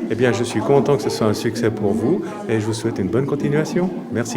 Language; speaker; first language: French; native; French